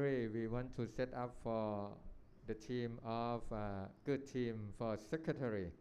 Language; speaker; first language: English; non-native, learner; Thai